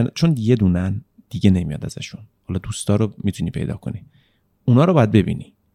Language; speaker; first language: Persian; native; Persian